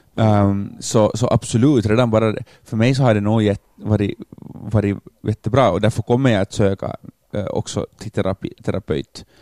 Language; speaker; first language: Swedish; native; Swedish